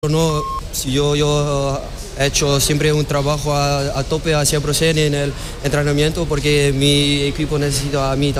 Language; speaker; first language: Spanish; non-native, learner; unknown